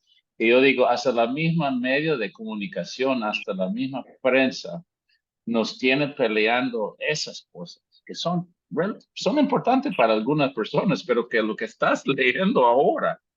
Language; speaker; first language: Spanish; native; Spanish